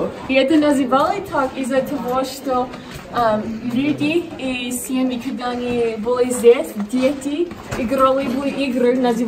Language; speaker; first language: Russian; non-native, learner; English